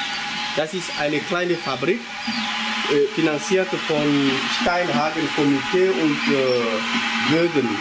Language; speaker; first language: German; non-native, fluent; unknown